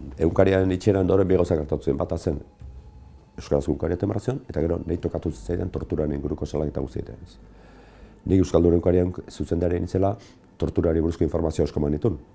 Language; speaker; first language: Basque; native; Basque